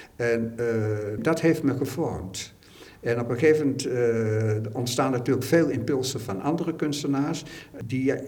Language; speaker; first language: Dutch; native; Dutch